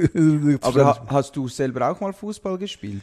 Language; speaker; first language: German; native; German